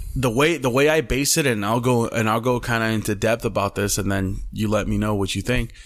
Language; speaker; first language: English; early bilingual, other home language; Spanish